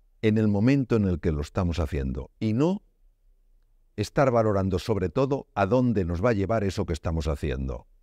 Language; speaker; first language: Spanish; native; Spanish